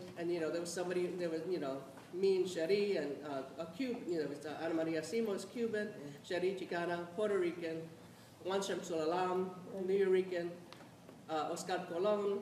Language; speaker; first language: English; native; English